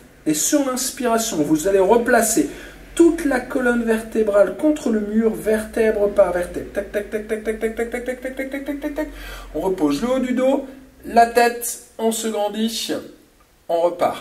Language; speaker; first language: French; native; French